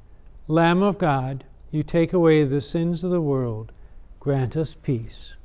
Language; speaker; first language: English; native; English